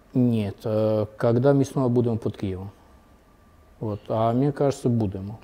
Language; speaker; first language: Russian; non-native, fluent; Serbian